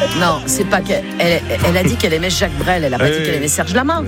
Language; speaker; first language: French; native; French